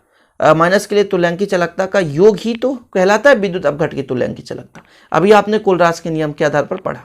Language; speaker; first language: Hindi; native; Hindi